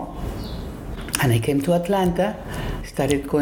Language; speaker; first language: English; non-native, fluent; Spanish